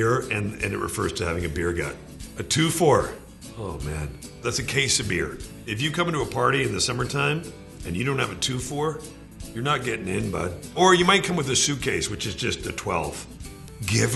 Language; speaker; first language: English; native; English